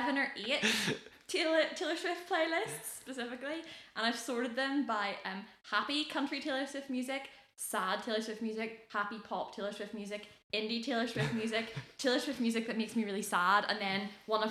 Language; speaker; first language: English; native; English